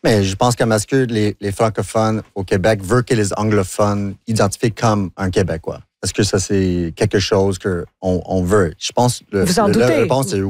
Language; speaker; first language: French; non-native, local second language; English